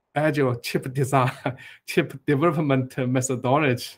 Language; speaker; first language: English; non-native, fluent; Chinese